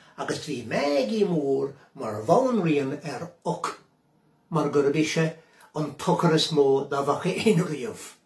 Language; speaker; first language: Irish; native; Irish